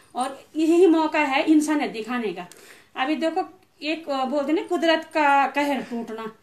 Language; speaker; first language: Hindi; non-native, local second language; Garhwali